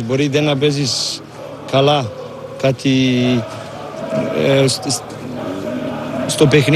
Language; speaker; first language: Greek; non-native, learner; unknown